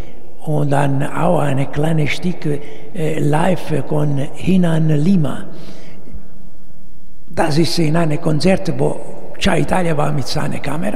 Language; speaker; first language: German; non-native, learner; Italian